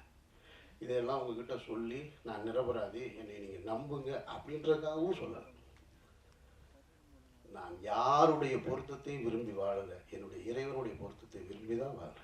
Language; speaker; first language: Tamil; native; Tamil